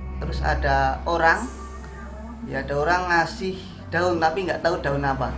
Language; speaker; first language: Indonesian; non-native, local second language; Javanese